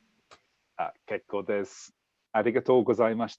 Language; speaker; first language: Japanese; non-native, fluent; English